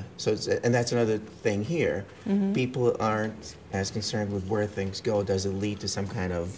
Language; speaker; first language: English; early bilingual, other home language; Romanian